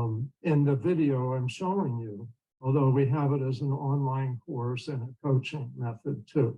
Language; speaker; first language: English; native; English